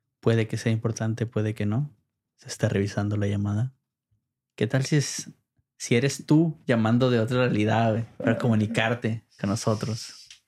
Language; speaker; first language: Spanish; early bilingual, heritage; Spanish